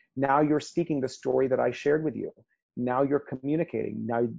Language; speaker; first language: English; early bilingual, other home language; Spanish